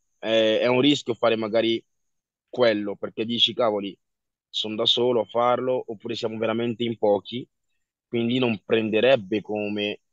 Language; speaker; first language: Italian; early bilingual, other home language; French